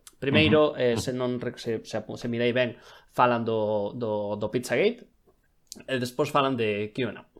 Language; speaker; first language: Galician; non-native, local second language; Spanish